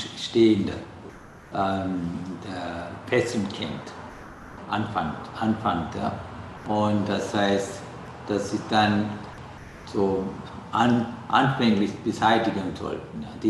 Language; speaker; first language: German; non-native, learner; Sinhala